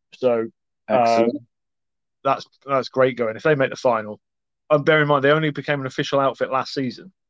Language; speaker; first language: English; native; English